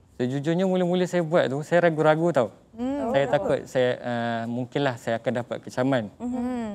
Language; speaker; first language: Malay; native; Malay